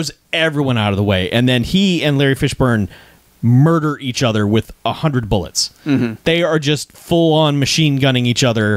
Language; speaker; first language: English; native; English